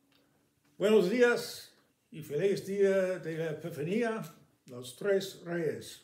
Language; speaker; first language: Spanish; non-native, fluent; English